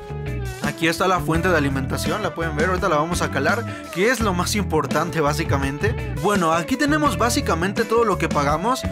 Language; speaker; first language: Spanish; native; Spanish